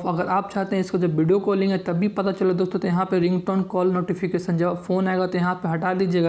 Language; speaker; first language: Hindi; native; Hindi